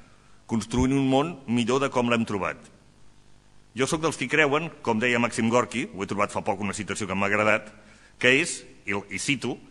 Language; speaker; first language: Catalan; native; Catalan